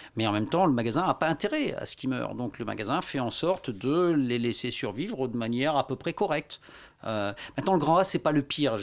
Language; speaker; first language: French; native; French